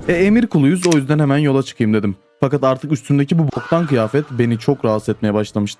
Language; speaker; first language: Turkish; native; Turkish